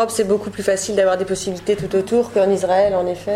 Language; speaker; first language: French; native; French